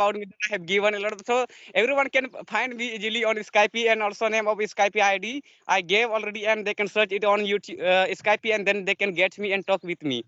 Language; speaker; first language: English; non-native, learner; Santali